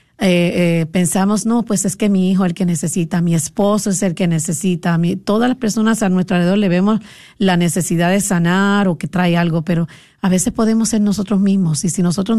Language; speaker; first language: Spanish; native; Spanish